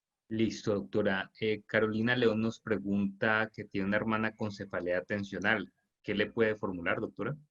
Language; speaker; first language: Spanish; native; Spanish